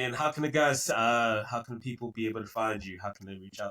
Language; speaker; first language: English; native; English